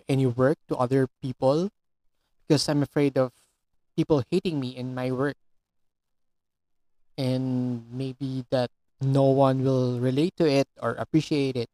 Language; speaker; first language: English; non-native, local second language; Filipino